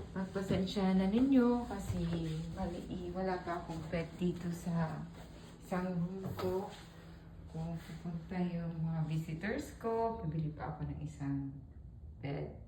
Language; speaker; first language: Filipino; non-native, local second language; Waray